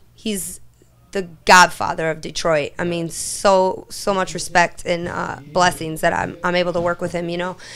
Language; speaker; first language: English; native; English